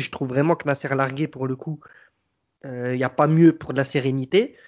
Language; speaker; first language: French; native; French